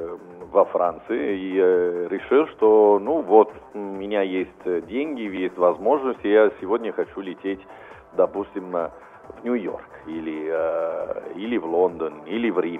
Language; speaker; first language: Russian; non-native, fluent; Italian